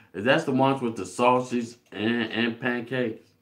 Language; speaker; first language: English; native; English